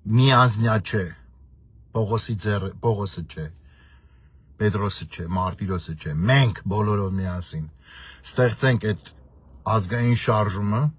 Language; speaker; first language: Armenian; native; Armenian